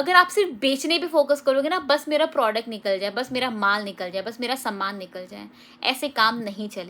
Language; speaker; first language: Hindi; native; Hindi